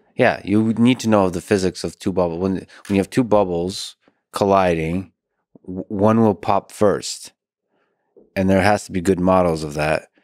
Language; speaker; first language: English; early bilingual, other home language; Russian